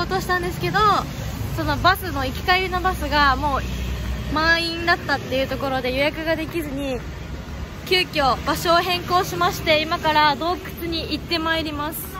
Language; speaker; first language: Japanese; native; Japanese